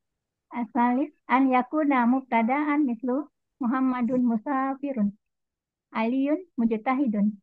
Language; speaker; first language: Arabic; non-native, learner; Indonesian